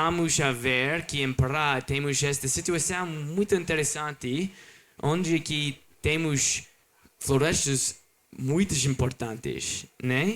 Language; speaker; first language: Portuguese; non-native, learner; English